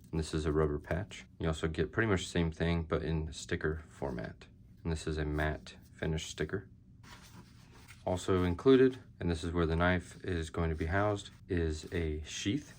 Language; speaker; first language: English; native; English